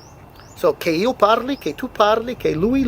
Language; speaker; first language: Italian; non-native, fluent; English